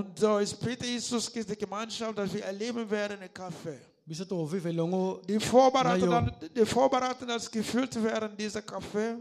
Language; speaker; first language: German; non-native, learner; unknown